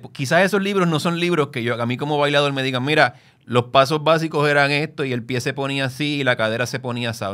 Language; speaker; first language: Spanish; native; Spanish